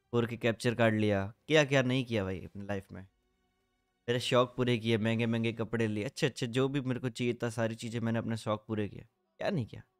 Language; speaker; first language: Hindi; non-native, local second language; Gujarati